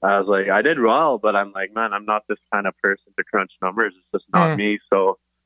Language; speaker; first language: English; native; English